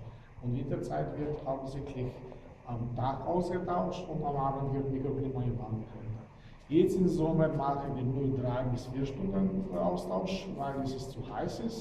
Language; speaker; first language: German; non-native, fluent; Slovenian